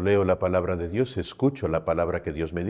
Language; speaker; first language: Spanish; native; Spanish